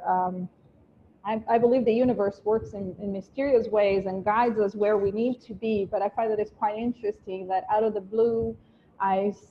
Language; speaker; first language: English; non-native, fluent; Portuguese